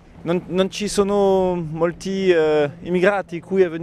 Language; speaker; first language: Italian; non-native, learner; French